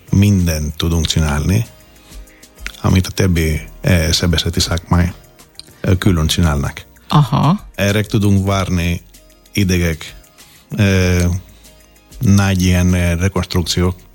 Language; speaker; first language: Hungarian; non-native, learner; Greek